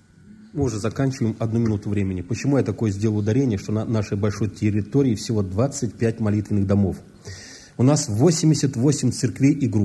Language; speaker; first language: Russian; native; Russian